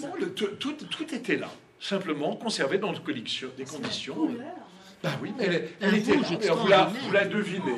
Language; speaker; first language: French; native; French